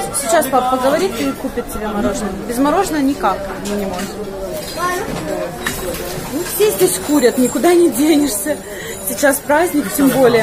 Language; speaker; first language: Russian; native; Russian